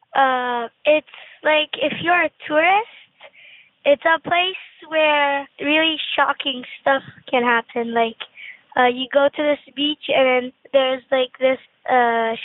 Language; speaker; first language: English; non-native, fluent; Turkish